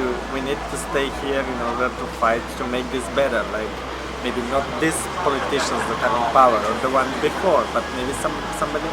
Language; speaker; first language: English; non-native, fluent; Macedonian